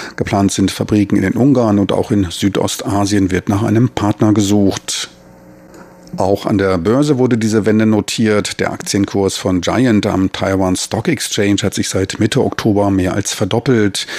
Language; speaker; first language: German; native; German